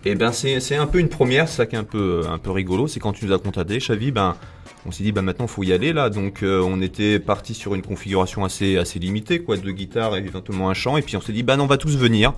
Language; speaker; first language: French; native; French